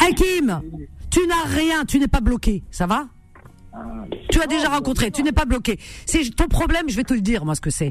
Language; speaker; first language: French; native; French